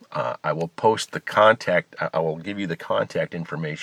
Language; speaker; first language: English; native; English